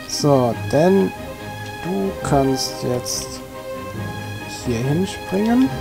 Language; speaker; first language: German; native; German